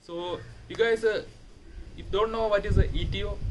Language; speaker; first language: English; non-native, local second language; Malayalam